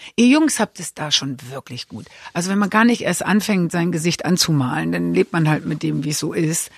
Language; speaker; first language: German; native; German